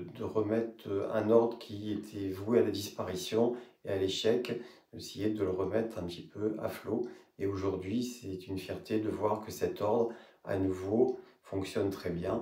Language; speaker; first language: French; native; French